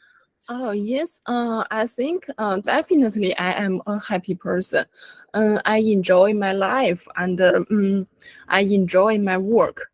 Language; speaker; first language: English; non-native, learner; Chinese